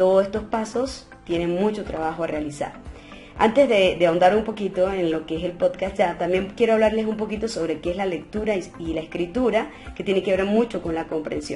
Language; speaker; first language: Spanish; native; Spanish